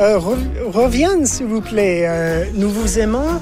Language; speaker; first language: French; non-native, fluent; English